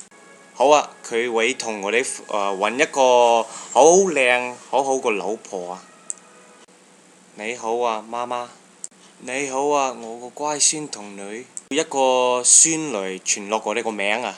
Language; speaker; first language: Cantonese; non-native, learner; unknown